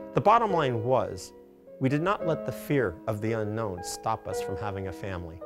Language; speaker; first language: English; native; English